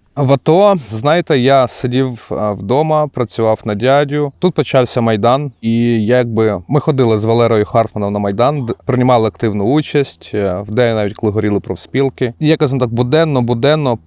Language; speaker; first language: Ukrainian; native; Ukrainian